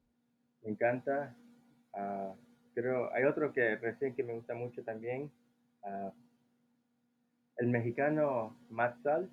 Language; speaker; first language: Spanish; early bilingual, heritage; Spanish